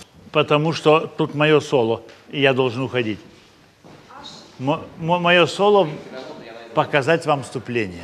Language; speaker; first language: Russian; non-native, fluent; Lithuanian